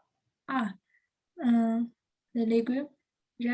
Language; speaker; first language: French; non-native, learner; Chinese